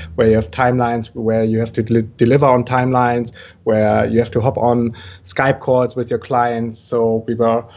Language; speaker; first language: English; non-native, fluent; German